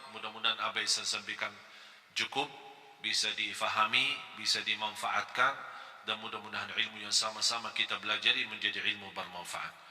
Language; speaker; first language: Malay; non-native, fluent; Arabic